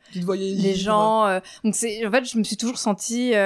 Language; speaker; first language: French; native; French